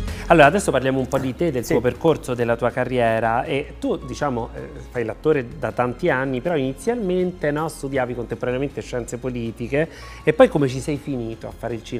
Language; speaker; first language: Italian; native; Italian